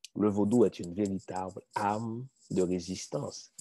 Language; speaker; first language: French; native; French